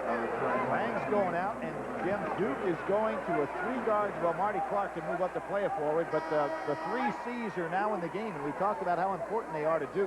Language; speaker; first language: English; native; English